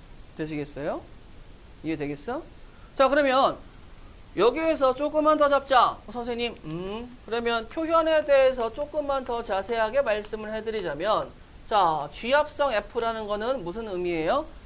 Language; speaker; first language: Korean; native; Korean